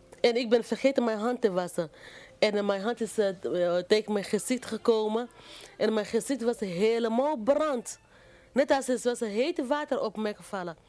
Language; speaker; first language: Dutch; non-native, fluent; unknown